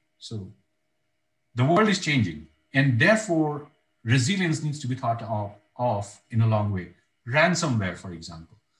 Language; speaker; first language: English; non-native, local second language; Bangla